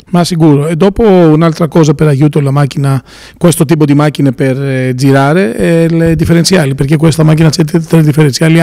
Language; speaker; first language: Italian; non-native, learner; Greek